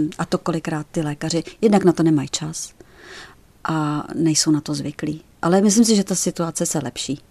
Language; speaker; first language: Czech; native; Czech